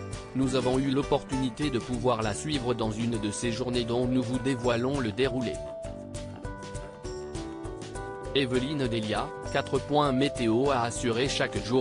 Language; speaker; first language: French; native; French